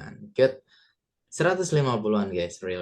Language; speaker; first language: English; non-native, fluent; Indonesian